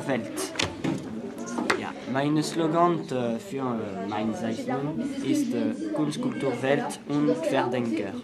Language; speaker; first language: German; non-native, learner; French